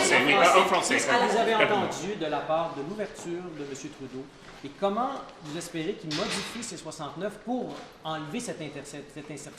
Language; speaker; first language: French; native; French